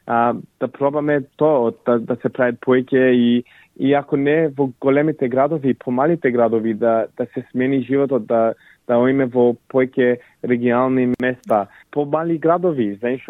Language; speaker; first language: Macedonian; early bilingual, heritage; English